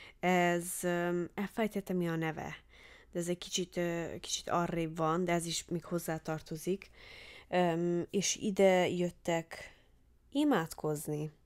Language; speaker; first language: Hungarian; early bilingual, heritage; Hungarian